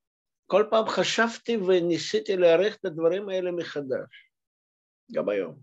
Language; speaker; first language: Hebrew; non-native, fluent; Russian